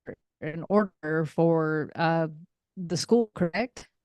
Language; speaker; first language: English; native; English